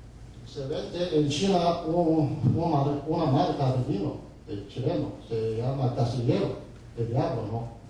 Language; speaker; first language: Spanish; non-native, fluent; Chinese